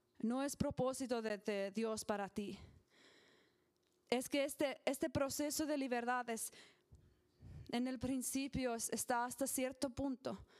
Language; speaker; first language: Spanish; non-native, learner; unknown